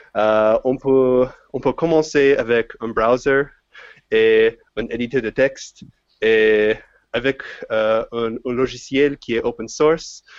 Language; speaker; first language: French; non-native, fluent; English